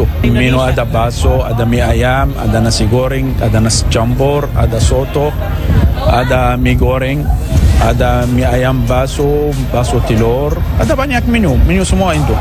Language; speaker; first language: Indonesian; non-native, learner; Arabic